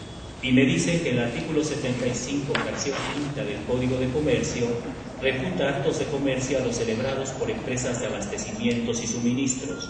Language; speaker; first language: Spanish; native; Spanish